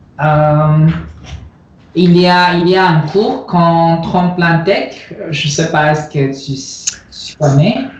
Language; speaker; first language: French; non-native, learner; Chinese